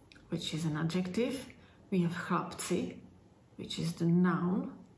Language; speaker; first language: English; non-native, fluent; Czech